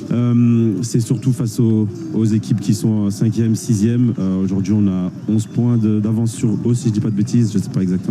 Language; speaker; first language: French; native; French